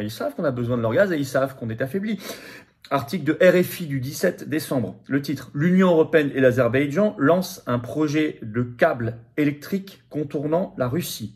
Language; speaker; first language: French; native; French